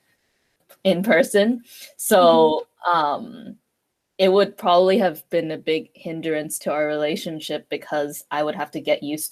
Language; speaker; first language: English; non-native, local second language; Cantonese